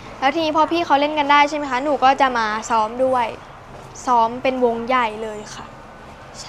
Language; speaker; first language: Thai; native; Thai